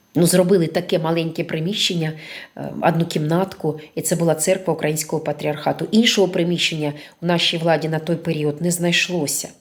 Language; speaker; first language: Ukrainian; non-native, local second language; Russian